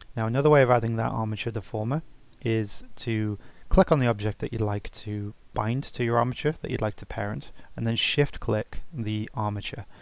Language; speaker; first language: English; native; English